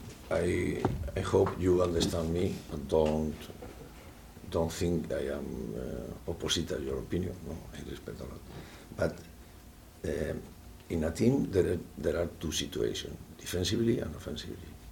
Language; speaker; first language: English; non-native, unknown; Spanish